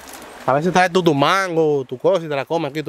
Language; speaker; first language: Spanish; native; Spanish